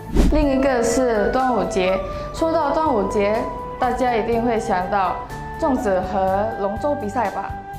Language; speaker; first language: Chinese; non-native, learner; Indonesian